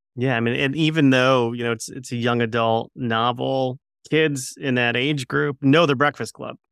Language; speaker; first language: English; native; English